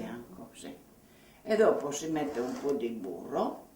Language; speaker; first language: Italian; non-native, local second language; Slovenian